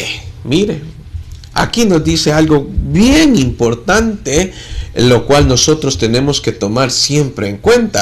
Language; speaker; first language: Spanish; native; Spanish